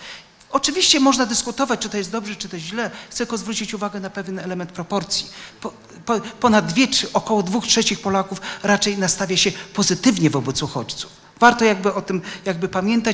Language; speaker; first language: Polish; native; Polish